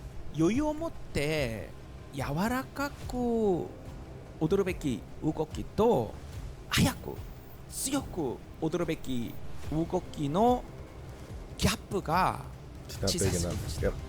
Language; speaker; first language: Japanese; non-native, learner; Korean